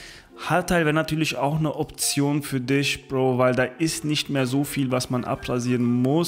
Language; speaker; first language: German; native; German